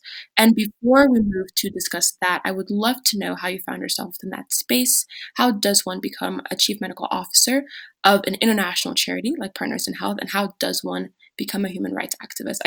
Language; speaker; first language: English; non-native, local second language; French